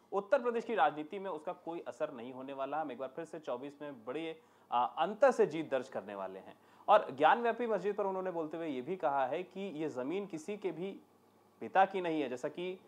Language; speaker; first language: Hindi; native; Hindi